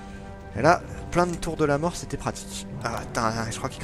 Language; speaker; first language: French; native; French